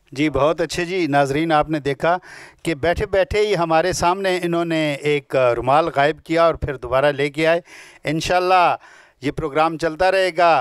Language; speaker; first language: Urdu; non-native, local second language; Punjabi